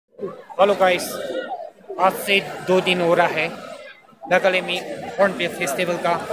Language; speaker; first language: Hindi; non-native, local second language; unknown